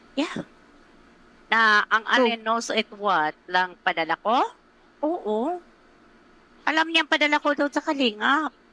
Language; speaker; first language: Filipino; non-native, local second language; Cebuano